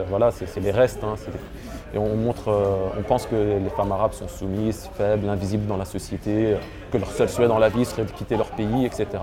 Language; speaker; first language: French; early bilingual, other home language; Arabic